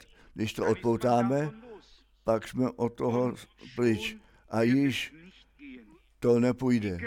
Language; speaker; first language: Czech; non-native, fluent; German